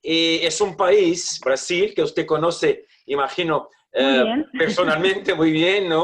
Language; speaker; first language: Spanish; non-native, fluent; Portuguese